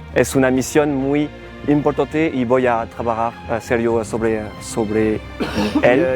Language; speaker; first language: Spanish; non-native, learner; French